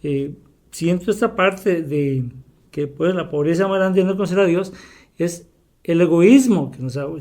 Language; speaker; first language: Spanish; native; Spanish